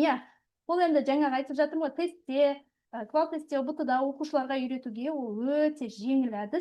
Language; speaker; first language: Kazakh; native; Kazakh